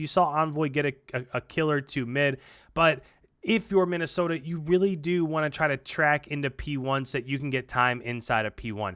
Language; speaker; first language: English; native; English